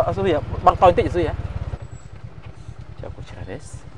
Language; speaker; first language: Japanese; non-native, fluent; Khmer